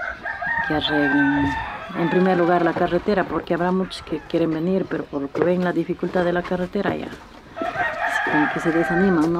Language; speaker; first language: Spanish; native; Spanish